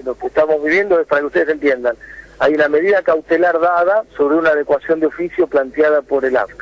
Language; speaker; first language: Spanish; native; Spanish